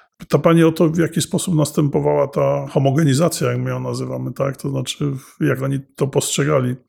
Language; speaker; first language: Polish; non-native, local second language; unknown